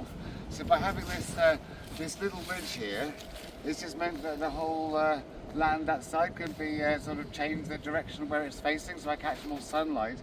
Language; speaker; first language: English; native; English